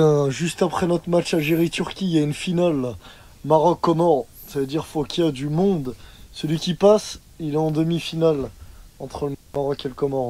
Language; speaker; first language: French; early bilingual, other home language; Arabic